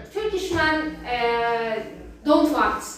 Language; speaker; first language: English; non-native, learner; Turkish